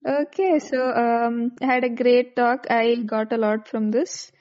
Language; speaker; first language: English; non-native, local second language; Malayalam